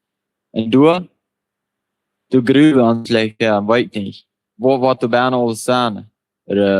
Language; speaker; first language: German; non-native, local second language; Plautdietsch